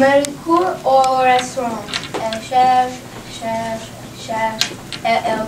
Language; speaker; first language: French; non-native, learner; English